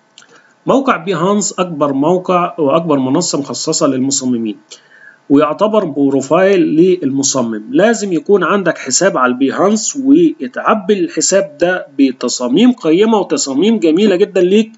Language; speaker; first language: Arabic; native; Arabic